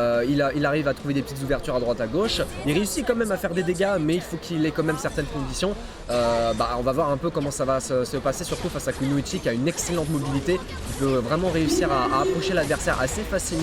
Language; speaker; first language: French; native; French